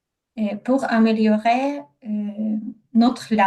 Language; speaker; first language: French; non-native, learner; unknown